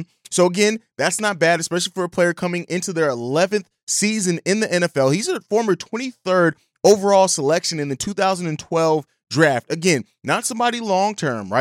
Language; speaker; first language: English; native; English